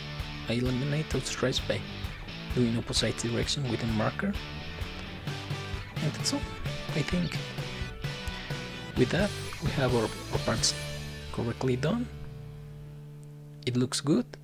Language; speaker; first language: English; non-native, fluent; Spanish